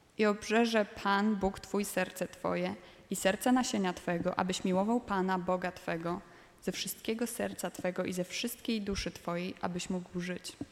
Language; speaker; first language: Polish; native; Polish